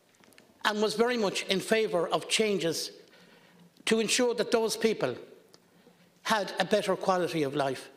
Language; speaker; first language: English; native; English